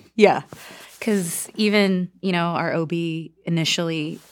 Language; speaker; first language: English; non-native, fluent; Korean